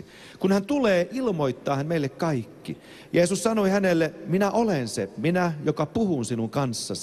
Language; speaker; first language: Finnish; native; Finnish